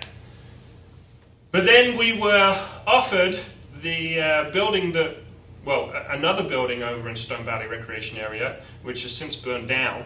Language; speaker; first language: English; native; English